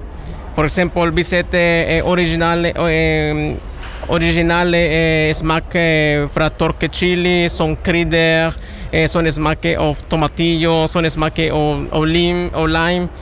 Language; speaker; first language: Norwegian; non-native, learner; Spanish